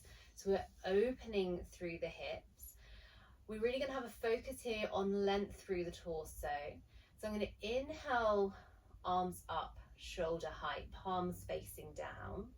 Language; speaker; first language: English; native; English